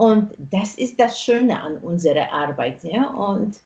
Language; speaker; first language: German; non-native, fluent; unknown